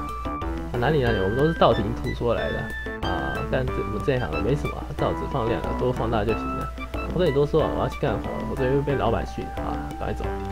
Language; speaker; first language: Chinese; native; Chinese